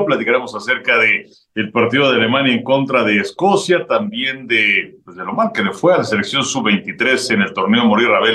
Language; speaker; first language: Spanish; native; Spanish